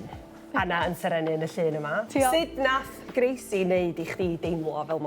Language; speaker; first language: Welsh; native; Welsh